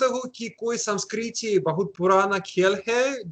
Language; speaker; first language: Hindi; non-native, learner; Russian